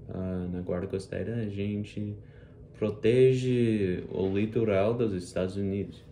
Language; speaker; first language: Portuguese; early bilingual, heritage; English